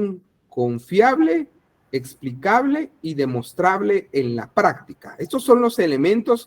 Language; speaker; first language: Spanish; native; Spanish